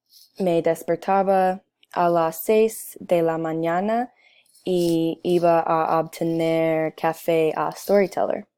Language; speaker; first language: Spanish; non-native, learner; English